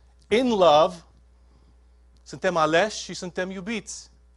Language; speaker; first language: Romanian; native; Romanian